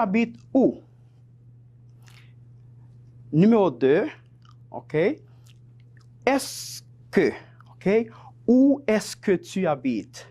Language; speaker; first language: French; non-native, fluent; Spanish